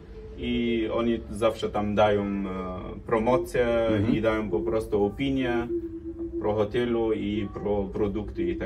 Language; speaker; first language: Polish; non-native, learner; Arabic